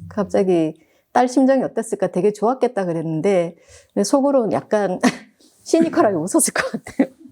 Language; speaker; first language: Korean; native; Korean